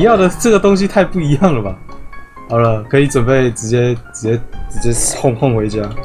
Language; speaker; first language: Chinese; native; Chinese